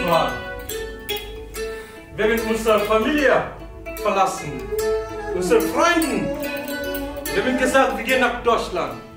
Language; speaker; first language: German; non-native, learner; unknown